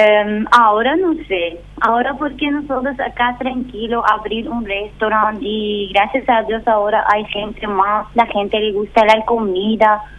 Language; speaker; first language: Spanish; non-native, learner; Arabic